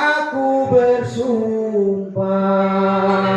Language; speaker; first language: Indonesian; non-native, local second language; Javanese